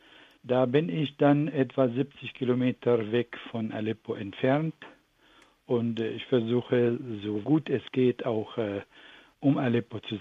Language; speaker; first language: German; non-native, fluent; Arabic